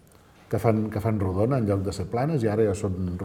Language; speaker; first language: Catalan; native; Catalan